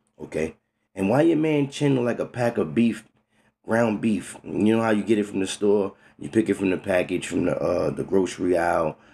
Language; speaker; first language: English; native; English